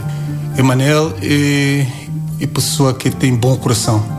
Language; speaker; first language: Portuguese; non-native, learner; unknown